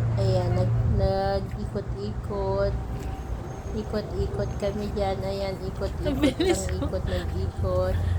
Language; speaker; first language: Filipino; native; Filipino